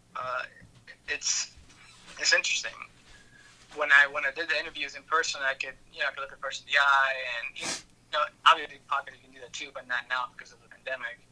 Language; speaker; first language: English; early bilingual, other home language; Spanish